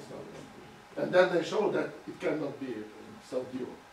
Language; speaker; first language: English; non-native, fluent; Russian